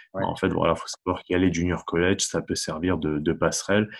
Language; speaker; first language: French; native; French